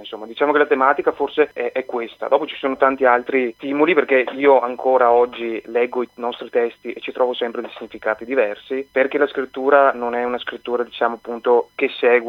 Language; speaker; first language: Italian; native; Italian